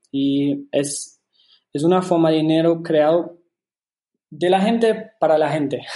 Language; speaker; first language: Spanish; non-native, fluent; German